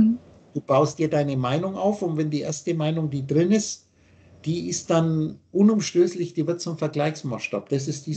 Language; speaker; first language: German; native; German